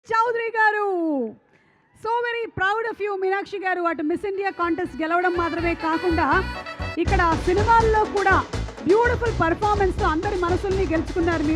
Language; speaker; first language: Telugu; native; Telugu